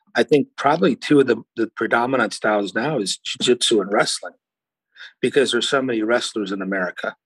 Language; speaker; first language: English; early bilingual, other home language; Portuguese